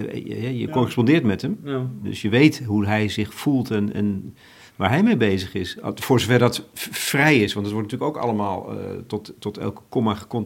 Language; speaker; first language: Dutch; native; Dutch